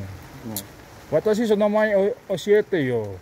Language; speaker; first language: Japanese; non-native, learner; Indonesian